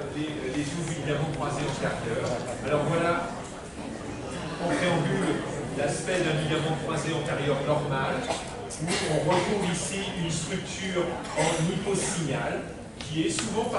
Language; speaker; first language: French; native; French